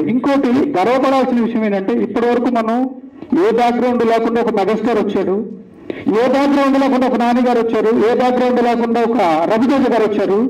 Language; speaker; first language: Telugu; native; Telugu